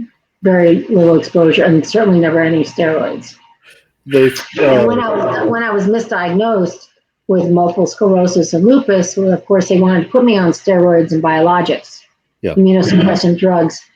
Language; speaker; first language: English; native; English